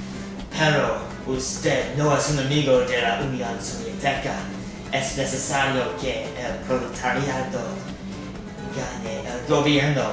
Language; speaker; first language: Spanish; non-native, learner; English